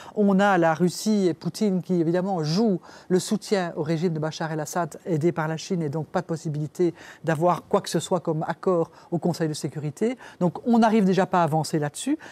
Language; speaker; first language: French; native; French